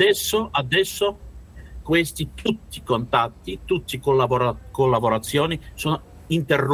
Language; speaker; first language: Italian; non-native, learner; Russian